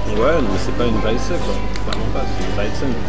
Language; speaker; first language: French; native; French